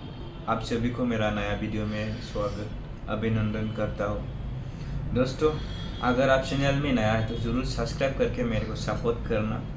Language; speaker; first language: Hindi; non-native, local second language; Bodo